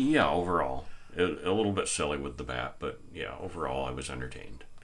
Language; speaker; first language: English; native; English